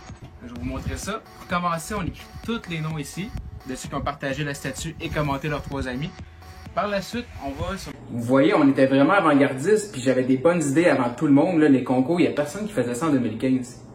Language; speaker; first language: French; native; French